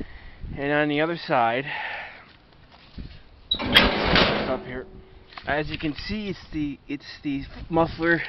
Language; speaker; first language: English; native; English